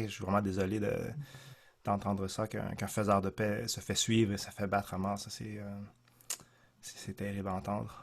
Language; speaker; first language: French; native; French